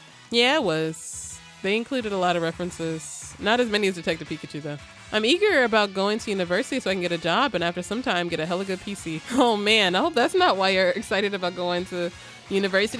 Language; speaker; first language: English; native; English